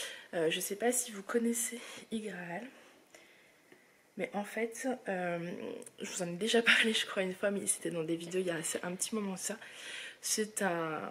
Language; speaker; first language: French; native; French